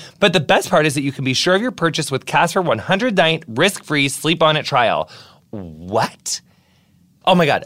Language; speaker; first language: English; native; English